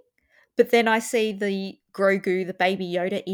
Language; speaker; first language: English; native; English